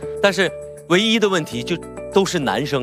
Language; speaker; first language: Chinese; native; Chinese